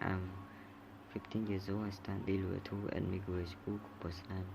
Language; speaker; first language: English; non-native, learner; Khmer